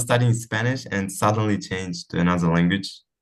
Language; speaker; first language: English; non-native, fluent; Uzbek